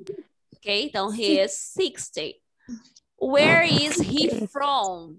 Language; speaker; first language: English; non-native, fluent; Portuguese